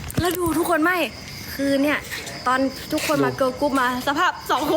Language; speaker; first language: Thai; native; Thai